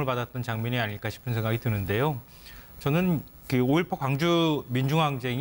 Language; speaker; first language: Korean; native; Korean